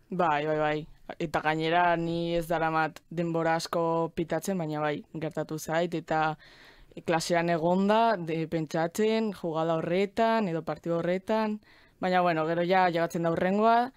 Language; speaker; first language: Basque; non-native, local second language; Spanish